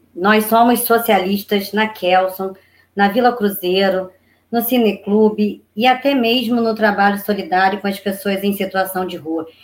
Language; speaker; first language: Portuguese; native; Portuguese